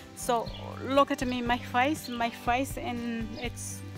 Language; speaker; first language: English; non-native, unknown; Spanish